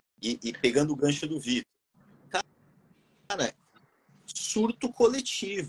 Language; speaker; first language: Portuguese; native; Portuguese